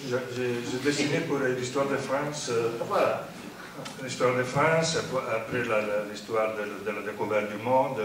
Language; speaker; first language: French; non-native, fluent; Italian